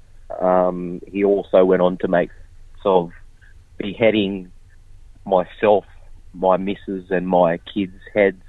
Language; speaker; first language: English; native; English